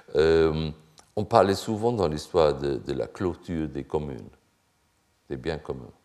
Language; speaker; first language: French; non-native, fluent; Swedish